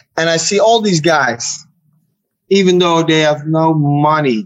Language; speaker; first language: English; non-native, fluent; Dutch